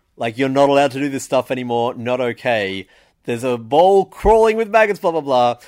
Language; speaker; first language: English; native; English